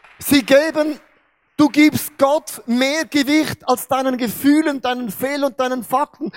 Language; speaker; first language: German; non-native, fluent; Portuguese